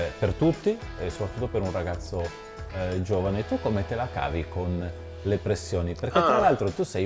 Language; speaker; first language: Italian; native; Italian